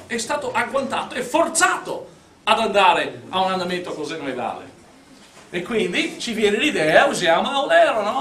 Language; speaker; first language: Italian; native; Italian